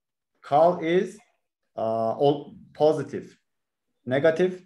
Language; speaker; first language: English; non-native, learner; Turkish